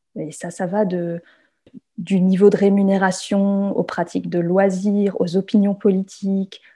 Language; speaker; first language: French; native; French